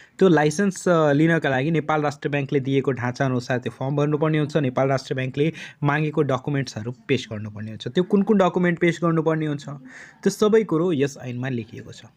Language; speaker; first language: Nepali; native; Nepali